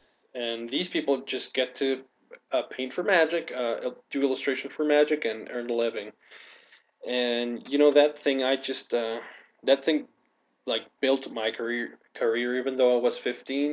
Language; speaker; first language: English; non-native, fluent; Spanish